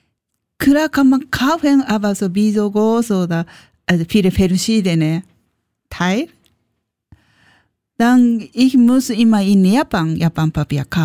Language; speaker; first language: German; non-native, learner; Japanese